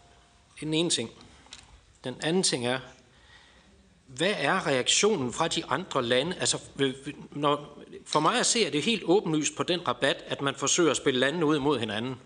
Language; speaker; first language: Danish; native; Danish